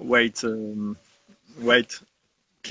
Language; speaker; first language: English; non-native, learner; French